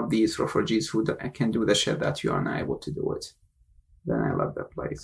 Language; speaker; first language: English; non-native, fluent; Arabic